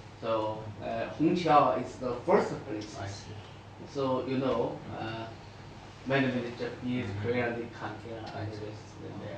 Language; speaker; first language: English; non-native, fluent; Chinese